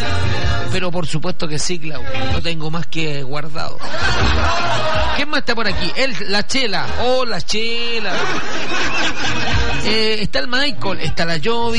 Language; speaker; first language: Spanish; native; Spanish